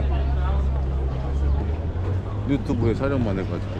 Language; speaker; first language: Korean; native; Korean